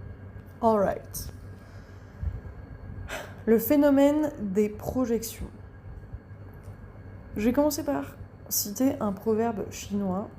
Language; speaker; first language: French; native; French